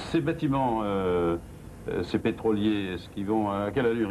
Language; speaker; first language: French; native; French